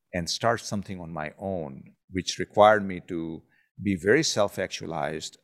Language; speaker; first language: English; non-native, local second language; Gujarati